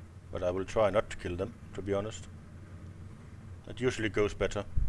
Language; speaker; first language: English; non-native, fluent; Danish